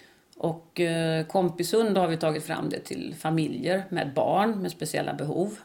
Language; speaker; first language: Swedish; native; Swedish